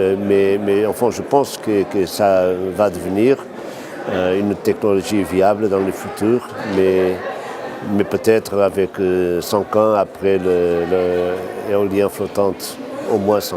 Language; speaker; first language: French; non-native, fluent; Portuguese